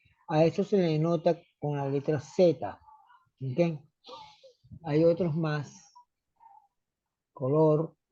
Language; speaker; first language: Spanish; native; Spanish